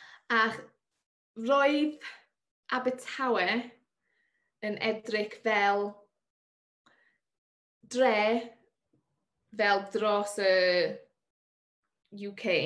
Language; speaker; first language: Welsh; non-native, learner; English